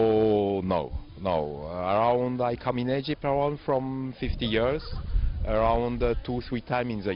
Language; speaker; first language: English; non-native, learner; French